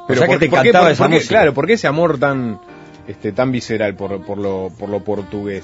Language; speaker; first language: Spanish; native; Spanish